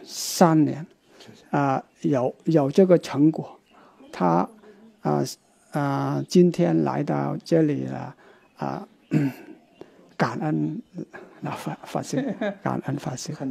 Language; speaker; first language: Chinese; non-native, local second language; Vietnamese